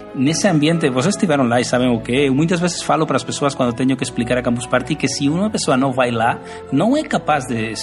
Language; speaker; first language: Portuguese; non-native, learner; Spanish